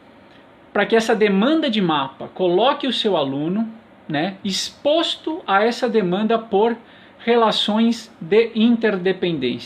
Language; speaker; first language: Portuguese; native; Portuguese